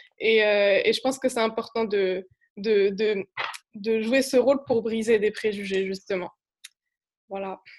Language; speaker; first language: French; non-native, local second language; Arabic